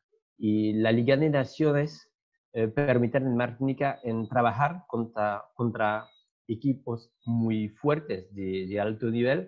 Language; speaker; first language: Spanish; non-native, learner; French